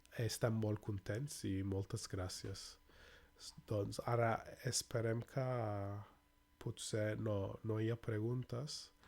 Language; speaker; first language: Catalan; non-native, fluent; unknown